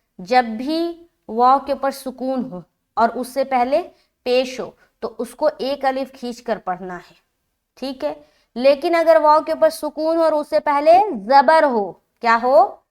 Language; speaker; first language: Urdu; native; Urdu